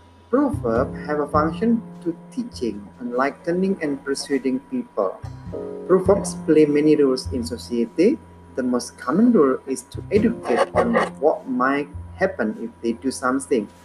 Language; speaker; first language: English; non-native, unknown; Indonesian